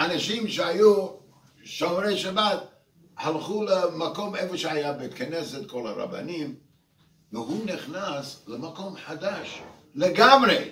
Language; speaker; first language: Hebrew; non-native, fluent; English